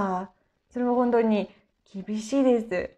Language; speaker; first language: Japanese; non-native, fluent; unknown